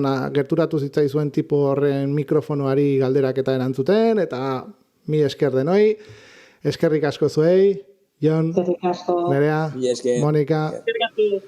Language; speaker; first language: Basque; native; Basque